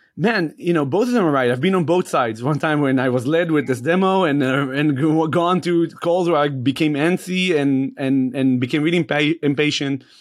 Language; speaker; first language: English; non-native, fluent; Hebrew